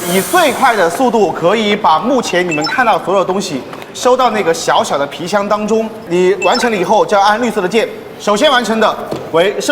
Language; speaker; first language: Chinese; native; Chinese